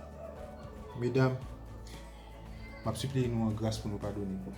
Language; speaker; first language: French; non-native, local second language; Haitian Creole